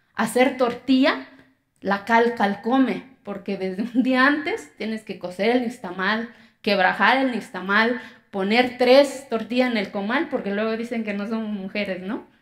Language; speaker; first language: Spanish; non-native, local second language; Zapotec